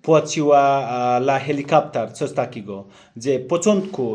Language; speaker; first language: Polish; non-native, learner; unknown